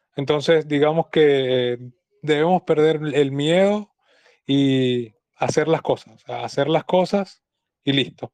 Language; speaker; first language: Spanish; native; Spanish